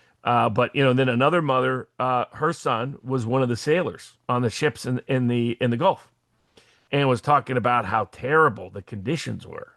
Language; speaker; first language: English; native; English